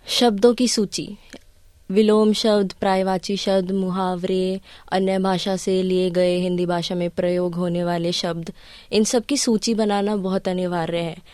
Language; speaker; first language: Hindi; early bilingual, heritage; Hindi